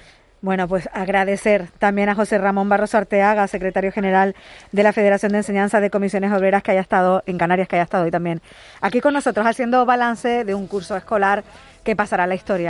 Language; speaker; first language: Spanish; native; Spanish